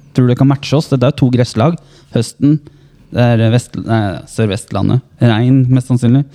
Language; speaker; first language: Norwegian; native; Norwegian